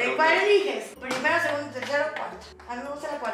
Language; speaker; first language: Spanish; native; Spanish